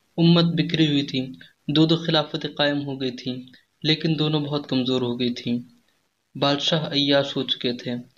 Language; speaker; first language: Urdu; native; Urdu